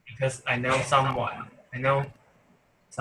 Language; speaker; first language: English; non-native, learner; Chinese